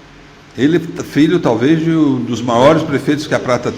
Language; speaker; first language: Portuguese; native; Portuguese